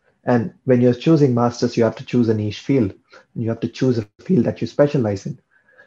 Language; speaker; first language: English; non-native, local second language; Tamil